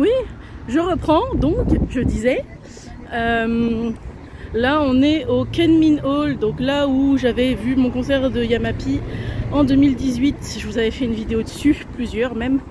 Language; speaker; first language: French; native; French